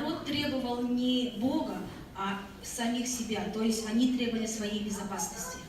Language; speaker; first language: Russian; native; Russian